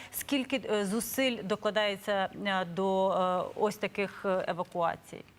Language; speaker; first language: Ukrainian; native; Ukrainian